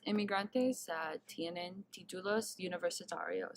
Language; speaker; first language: Spanish; non-native, learner; English